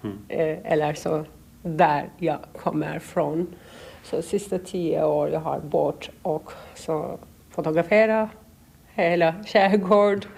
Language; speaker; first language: Swedish; non-native, learner; Turkish